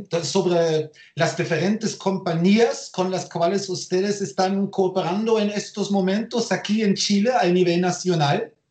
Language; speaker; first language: Spanish; non-native, fluent; German